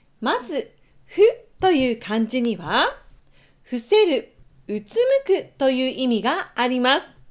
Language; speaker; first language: Japanese; native; Japanese